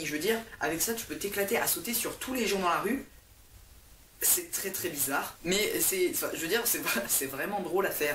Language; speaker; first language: French; native; French